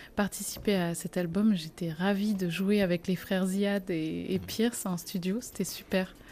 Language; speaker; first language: French; native; French